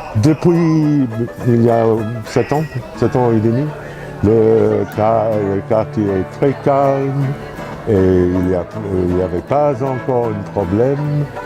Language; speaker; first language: French; non-native, fluent; English